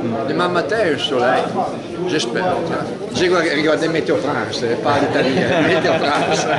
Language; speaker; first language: French; non-native, learner; Italian